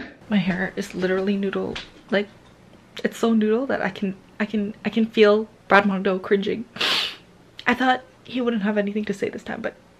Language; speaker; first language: English; early bilingual, other home language; Korean